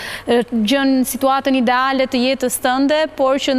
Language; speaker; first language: Albanian; native; Albanian